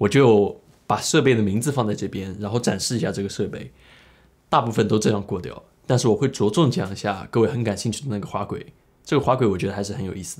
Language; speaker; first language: Chinese; native; Chinese